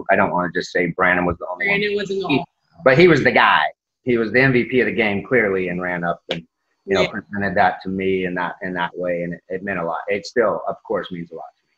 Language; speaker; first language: English; native; English